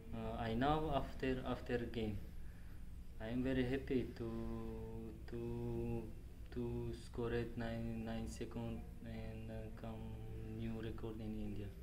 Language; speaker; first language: English; non-native, learner; Tajik